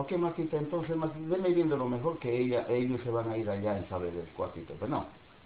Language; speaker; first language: Spanish; native; Spanish